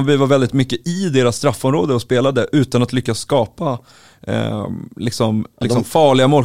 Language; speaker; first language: Swedish; native; Swedish